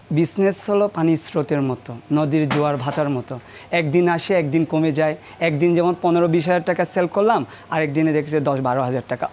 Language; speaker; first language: Bangla; non-native, local second language; Marma